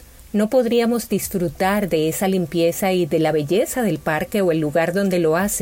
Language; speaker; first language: Spanish; native; Spanish